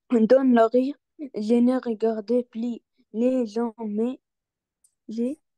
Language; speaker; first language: French; non-native, learner; Arabic